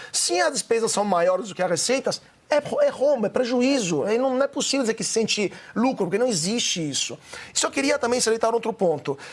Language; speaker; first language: Portuguese; non-native, fluent; Italian